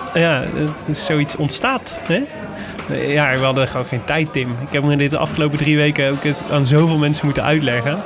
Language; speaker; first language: Dutch; native; Dutch